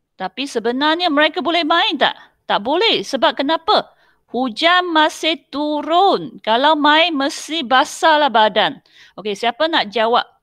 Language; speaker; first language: Malay; non-native, local second language; Chinese